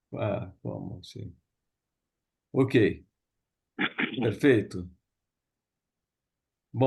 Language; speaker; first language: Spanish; non-native, learner; Portuguese